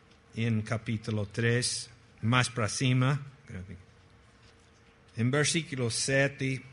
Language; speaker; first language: Portuguese; non-native, fluent; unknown